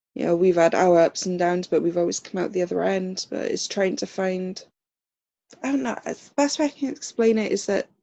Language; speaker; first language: English; native; English